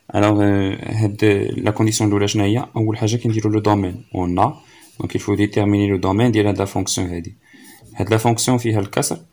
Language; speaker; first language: French; non-native, local second language; Arabic